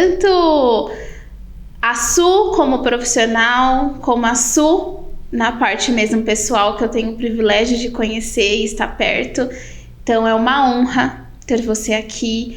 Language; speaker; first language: Portuguese; native; Portuguese